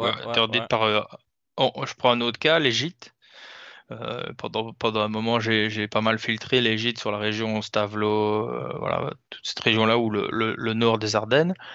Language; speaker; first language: French; native; French